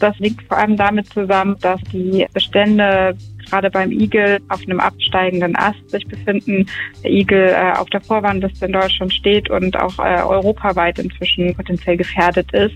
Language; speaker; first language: German; native; German